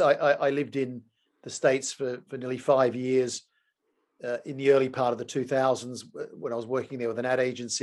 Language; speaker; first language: English; native; English